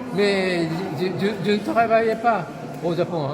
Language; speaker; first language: French; non-native, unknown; Japanese